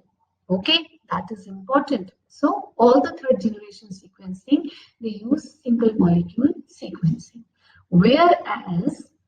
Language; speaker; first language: English; non-native, local second language; Hindi